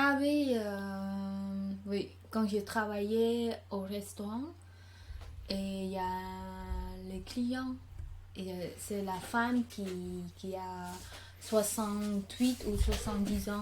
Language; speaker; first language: French; non-native, learner; Khmer